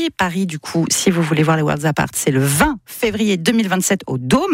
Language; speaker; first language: French; native; French